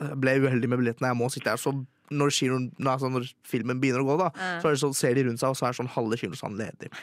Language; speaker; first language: Norwegian; non-native, fluent; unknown